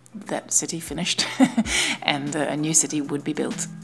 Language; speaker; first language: English; native; English